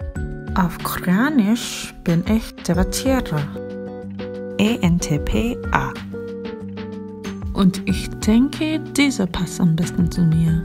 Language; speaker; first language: German; non-native, fluent; Korean